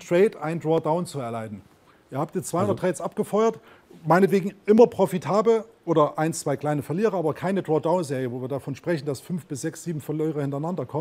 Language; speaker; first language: German; native; German